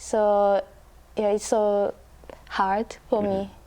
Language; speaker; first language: English; non-native, learner; Japanese